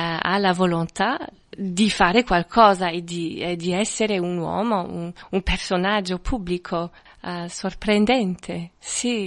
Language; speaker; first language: Italian; non-native, fluent; French